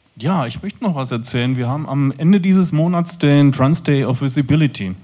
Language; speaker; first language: German; native; German